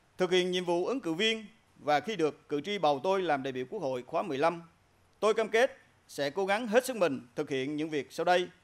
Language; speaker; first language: Vietnamese; non-native, local second language; Eastern Cham